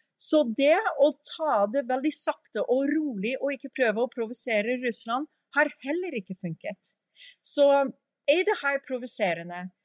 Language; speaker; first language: Norwegian; early bilingual, heritage; English